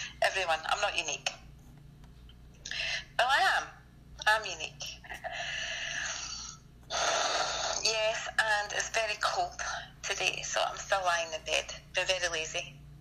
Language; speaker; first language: English; native; English